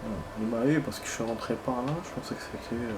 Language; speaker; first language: French; native; French